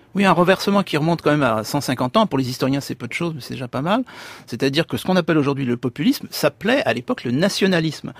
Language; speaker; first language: French; native; French